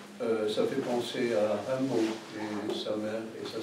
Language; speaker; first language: French; non-native, fluent; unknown